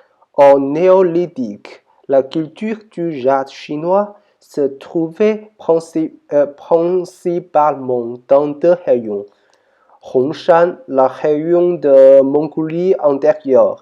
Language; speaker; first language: French; non-native, learner; Chinese